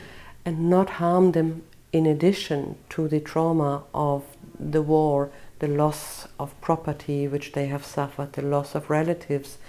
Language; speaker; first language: English; non-native, fluent; German